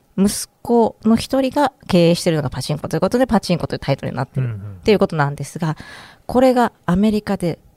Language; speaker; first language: Japanese; native; Japanese